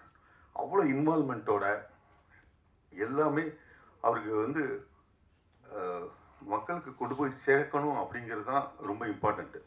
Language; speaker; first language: Tamil; native; Tamil